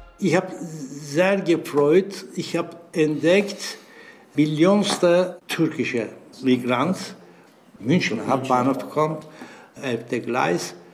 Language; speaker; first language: German; non-native, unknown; Turkish